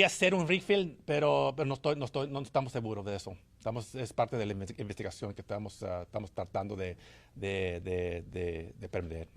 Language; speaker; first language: Spanish; early bilingual, heritage; English